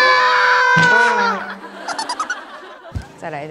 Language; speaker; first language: Chinese; native; Chinese